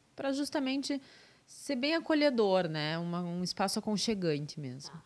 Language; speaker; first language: Portuguese; native; Portuguese